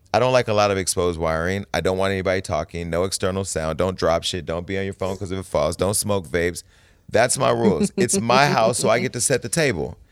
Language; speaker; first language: English; native; English